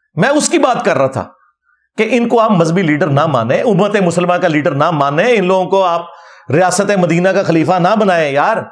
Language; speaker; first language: Urdu; non-native, local second language; Punjabi